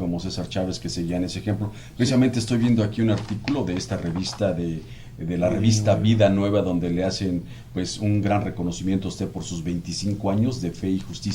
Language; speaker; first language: Spanish; native; Spanish